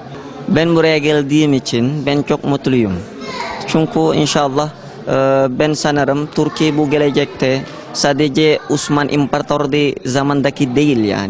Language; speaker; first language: Turkish; non-native, learner; Indonesian